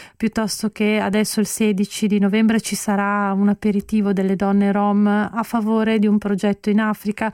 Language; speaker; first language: Italian; native; Italian